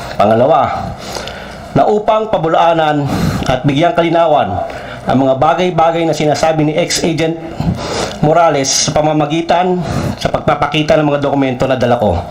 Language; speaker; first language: Filipino; non-native, local second language; Cebuano